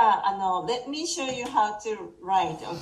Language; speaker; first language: English; non-native, fluent; Japanese